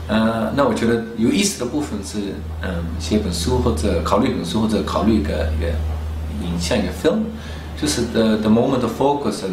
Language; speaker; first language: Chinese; early bilingual, heritage; German